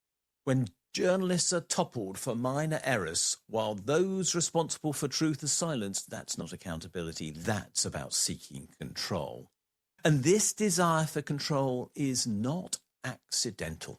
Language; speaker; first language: English; native; English